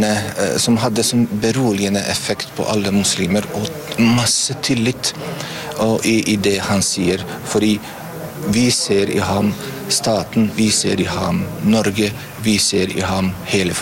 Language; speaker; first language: Norwegian; non-native, learner; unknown